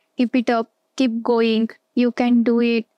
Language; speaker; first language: English; non-native, learner; Marathi